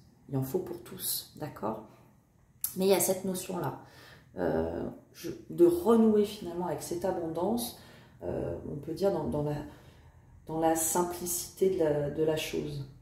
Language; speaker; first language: French; native; French